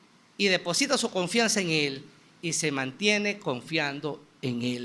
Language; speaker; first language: Spanish; native; Spanish